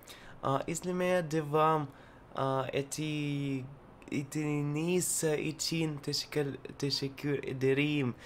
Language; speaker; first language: Turkish; non-native, learner; Russian